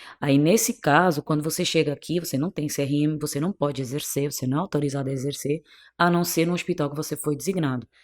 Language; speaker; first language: Portuguese; non-native, local second language; Kabuverdianu